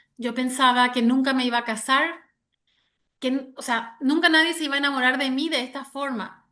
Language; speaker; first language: Spanish; early bilingual, other home language; German